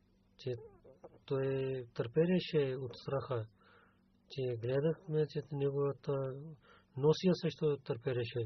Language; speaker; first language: Bulgarian; non-native, learner; Urdu